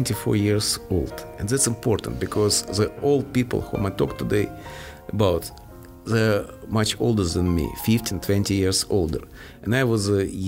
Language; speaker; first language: English; non-native, fluent; Russian